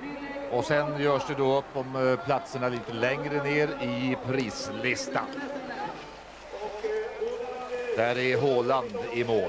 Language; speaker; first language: Swedish; native; Swedish